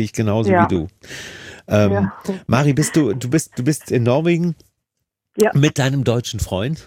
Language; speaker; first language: German; native; German